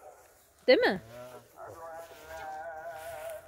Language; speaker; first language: Turkish; native; Turkish